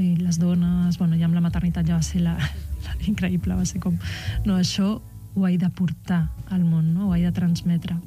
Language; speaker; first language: Catalan; non-native, local second language; Spanish